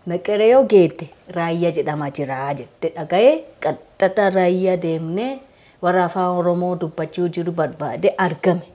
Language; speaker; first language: Oromo; non-native, fluent; Japanese